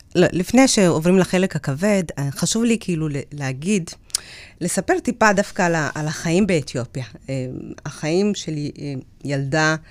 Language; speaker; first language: Hebrew; early bilingual, other home language; Amharic